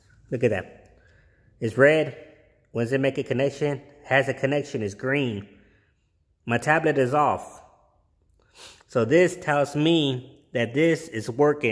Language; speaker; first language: English; early bilingual, other home language; Spanish